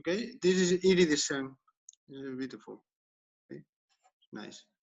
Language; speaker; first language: English; non-native, learner; Spanish